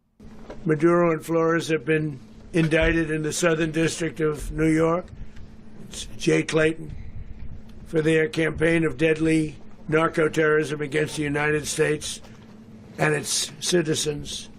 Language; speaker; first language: English; native; English